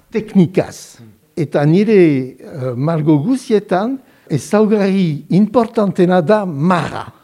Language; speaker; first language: Basque; non-native, local second language; French